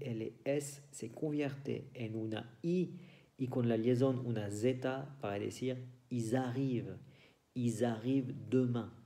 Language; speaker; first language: Spanish; non-native, fluent; French